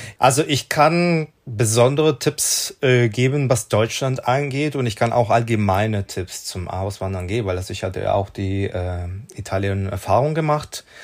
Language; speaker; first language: German; non-native, fluent; Spanish